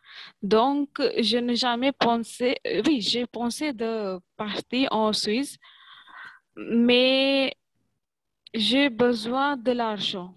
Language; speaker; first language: French; non-native, learner; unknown